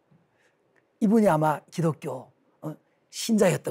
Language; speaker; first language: Korean; native; Korean